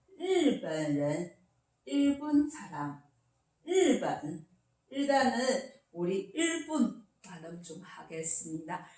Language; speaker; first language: Korean; non-native, learner; Chinese